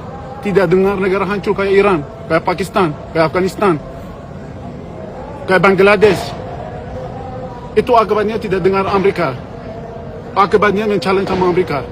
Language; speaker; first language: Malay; non-native, fluent; Persian